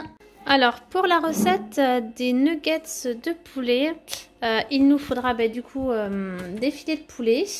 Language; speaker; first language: French; native; French